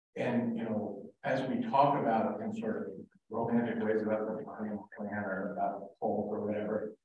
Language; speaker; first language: English; native; English